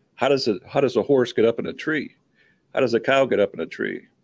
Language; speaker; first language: English; native; English